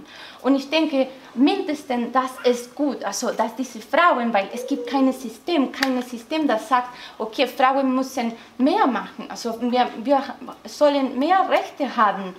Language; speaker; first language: German; non-native, learner; Spanish